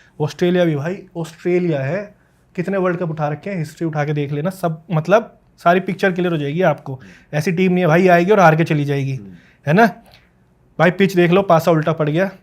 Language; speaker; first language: Hindi; native; Hindi